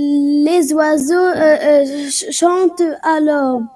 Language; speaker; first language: French; non-native, learner; Arabic